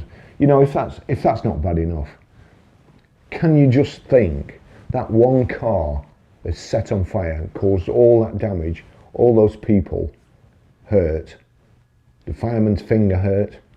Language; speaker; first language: English; native; English